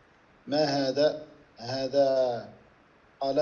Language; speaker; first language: Arabic; non-native, learner; French